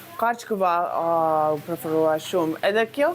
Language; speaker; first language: Albanian; non-native, learner; English